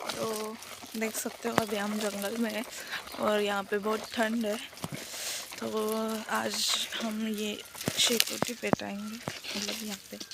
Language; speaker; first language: Hindi; non-native, local second language; Marathi